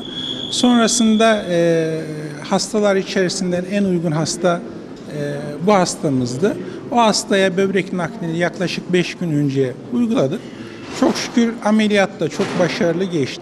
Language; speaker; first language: Turkish; native; Turkish